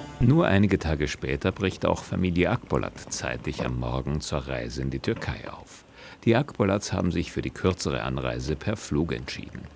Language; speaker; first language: German; native; German